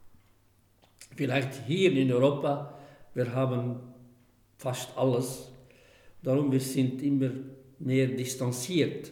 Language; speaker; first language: German; non-native, fluent; Arabic